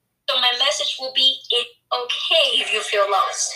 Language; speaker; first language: English; non-native, fluent; Spanish